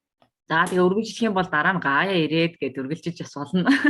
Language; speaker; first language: Mongolian; native; Mongolian